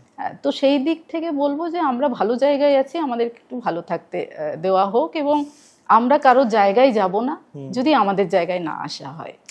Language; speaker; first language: Bangla; non-native, local second language; Santali